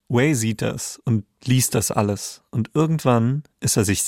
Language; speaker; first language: German; native; German